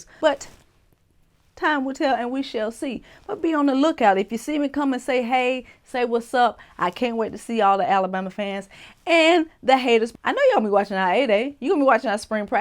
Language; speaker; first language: English; native; English